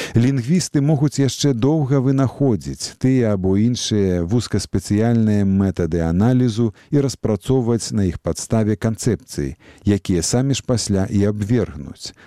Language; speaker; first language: Belarusian; native; Belarusian